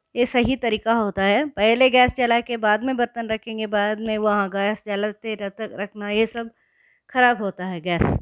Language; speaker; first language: Hindi; non-native, local second language; Kannada